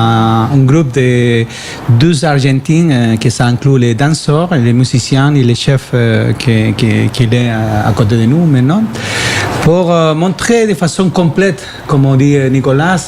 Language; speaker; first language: French; non-native, fluent; Spanish